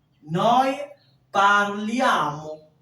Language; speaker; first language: Italian; non-native, fluent; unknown